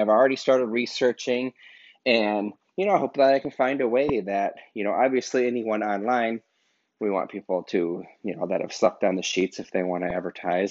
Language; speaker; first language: English; native; English